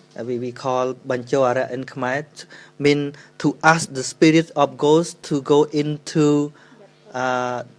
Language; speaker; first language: English; non-native, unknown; Khmer